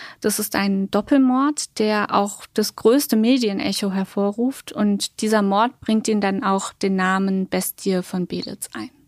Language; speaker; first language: German; native; German